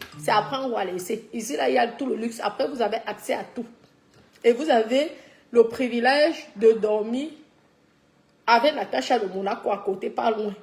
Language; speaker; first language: French; native; French